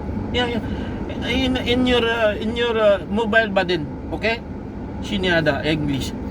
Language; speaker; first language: English; non-native, local second language; Arabic